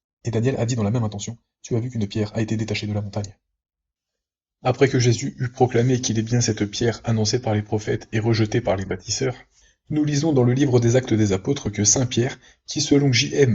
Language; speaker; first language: French; native; French